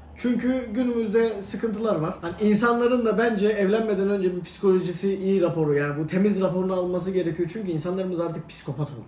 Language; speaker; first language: Turkish; native; Turkish